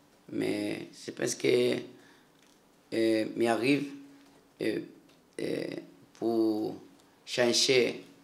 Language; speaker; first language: French; non-native, learner; Spanish